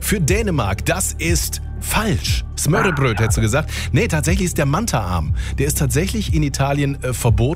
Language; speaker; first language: German; native; German